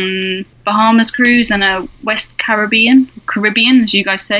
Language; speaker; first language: English; native; English